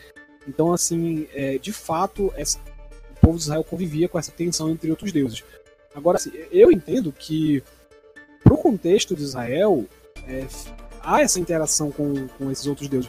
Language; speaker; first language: Portuguese; native; Portuguese